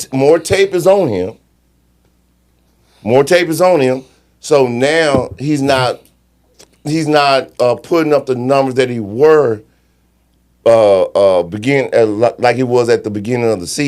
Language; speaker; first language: English; native; English